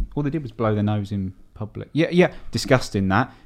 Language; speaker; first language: English; native; English